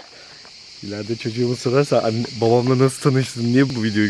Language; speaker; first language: Turkish; native; Turkish